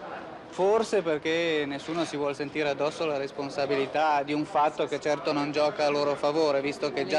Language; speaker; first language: Italian; native; Italian